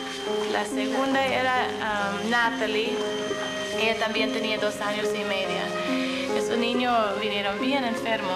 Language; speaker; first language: Spanish; non-native, fluent; English